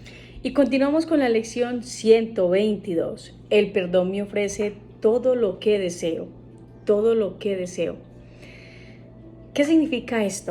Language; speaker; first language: Spanish; native; Spanish